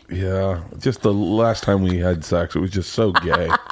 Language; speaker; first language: English; native; English